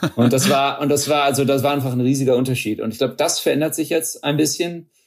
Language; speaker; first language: German; early bilingual, heritage; German